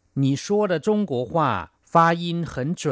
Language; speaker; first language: Chinese; non-native, fluent; Thai